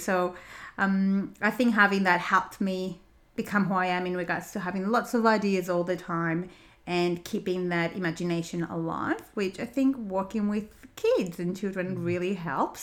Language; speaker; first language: English; non-native, fluent; Greek